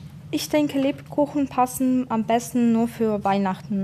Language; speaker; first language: German; non-native, fluent; Ukrainian